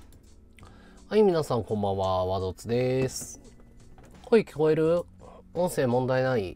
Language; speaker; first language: Japanese; native; Japanese